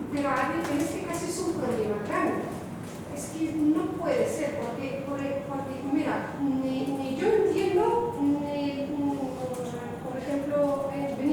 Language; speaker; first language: Spanish; non-native, fluent; Arabic